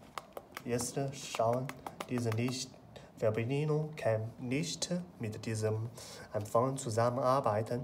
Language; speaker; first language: German; non-native, learner; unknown